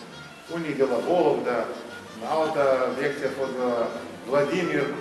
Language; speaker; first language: Romanian; non-native, local second language; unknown